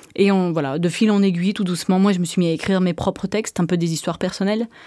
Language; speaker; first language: French; native; French